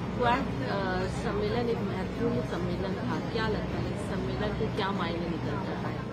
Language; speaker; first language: Hindi; native; Hindi